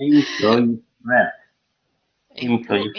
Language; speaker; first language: English; non-native, learner; Chinese